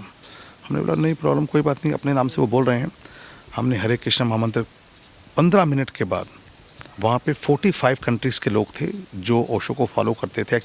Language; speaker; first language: Hindi; non-native, fluent; English